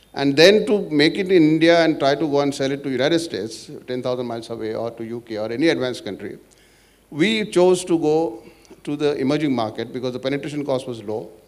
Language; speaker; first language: English; non-native, local second language; Marathi